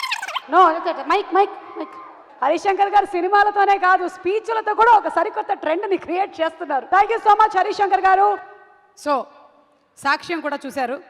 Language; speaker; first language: Telugu; native; Telugu